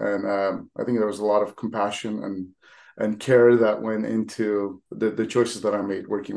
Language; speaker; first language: English; early bilingual, other home language; Armenian